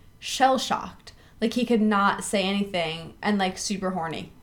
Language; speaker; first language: English; native; English